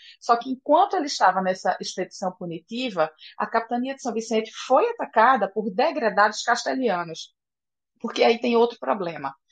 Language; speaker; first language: Portuguese; native; Portuguese